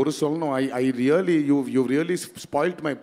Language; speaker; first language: Tamil; non-native, learner; Telugu